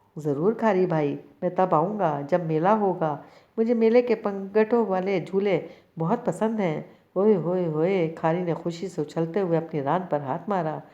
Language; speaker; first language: Urdu; native; Urdu